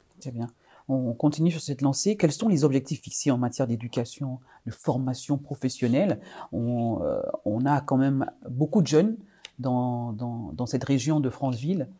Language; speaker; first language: French; native; French